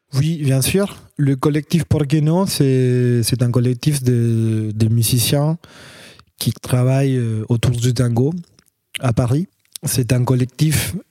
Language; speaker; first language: French; non-native, fluent; Spanish